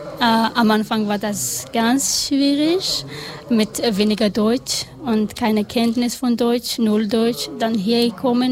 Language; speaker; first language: German; non-native, learner; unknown